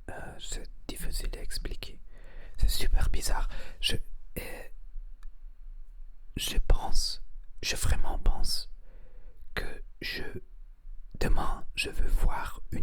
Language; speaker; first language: French; non-native, learner; Spanish